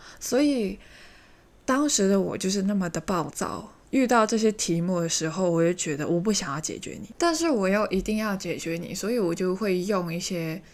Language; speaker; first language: Chinese; native; Chinese